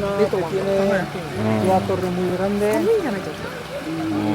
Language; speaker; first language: Japanese; native; Japanese